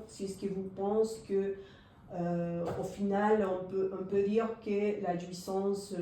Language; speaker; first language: French; non-native, fluent; Spanish